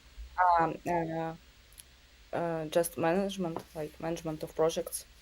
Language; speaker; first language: English; non-native, learner; Russian